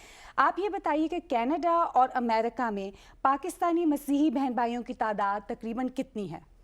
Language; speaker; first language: Urdu; native; Urdu